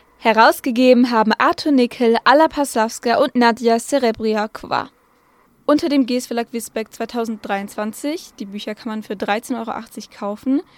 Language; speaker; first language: German; native; German